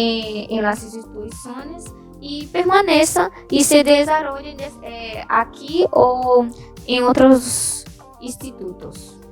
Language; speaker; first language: Spanish; non-native, learner; Portuguese